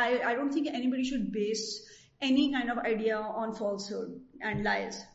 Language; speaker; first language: English; non-native, local second language; Urdu